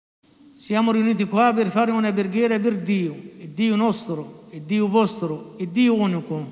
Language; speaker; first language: Italian; non-native, learner; Arabic